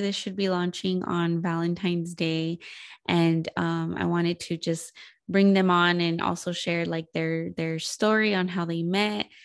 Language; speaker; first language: English; early bilingual, other home language; Spanish